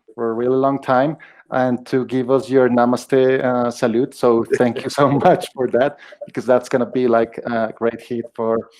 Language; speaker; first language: English; non-native, fluent; Spanish